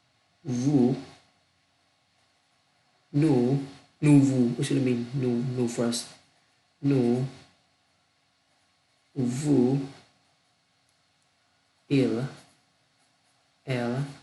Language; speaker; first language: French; non-native, learner; Vietnamese